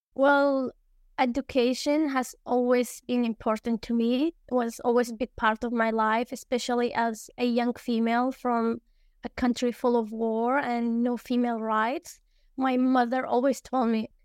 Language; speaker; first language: English; early bilingual, other home language; Arabic